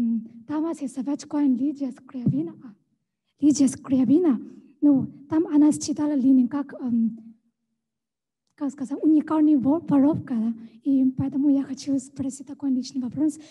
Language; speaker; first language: Russian; non-native, learner; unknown